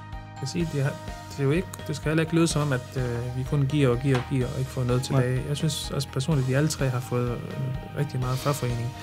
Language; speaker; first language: Danish; early bilingual, other home language; Arabic